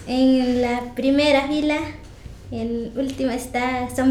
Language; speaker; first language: Spanish; non-native, local second language; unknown